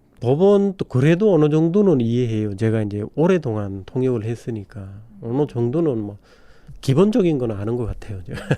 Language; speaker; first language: Korean; non-native, fluent; Bangla